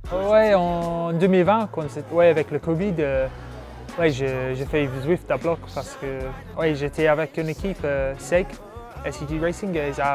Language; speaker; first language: French; non-native, learner; English